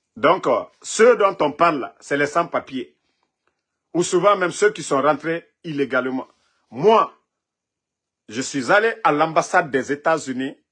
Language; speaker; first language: French; non-native, local second language; Mandingo